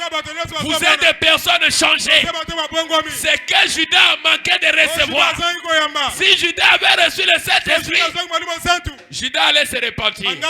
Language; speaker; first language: French; non-native, local second language; Lingala